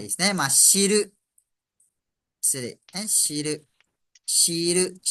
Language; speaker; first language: Japanese; non-native, fluent; Malay